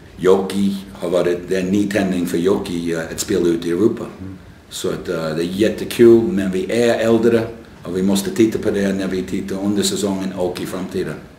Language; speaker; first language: Swedish; non-native, fluent; English